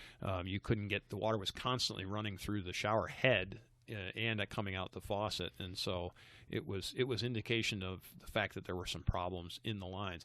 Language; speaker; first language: English; native; English